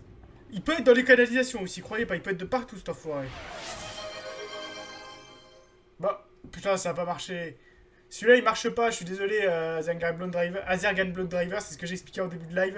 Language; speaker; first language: French; native; French